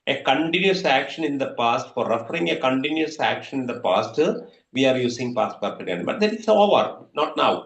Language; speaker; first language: English; non-native, local second language; Malayalam